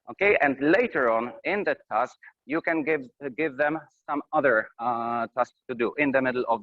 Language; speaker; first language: English; non-native, fluent; Polish